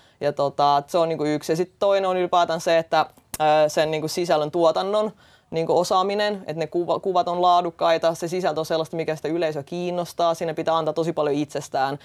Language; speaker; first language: Finnish; early bilingual, other home language; Russian